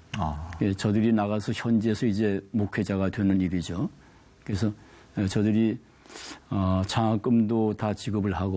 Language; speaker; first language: Korean; native; Korean